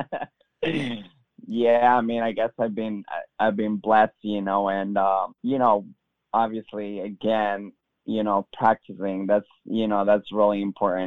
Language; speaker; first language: English; non-native, fluent; Spanish